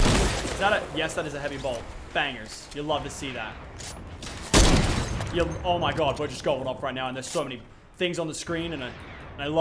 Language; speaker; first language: English; native; English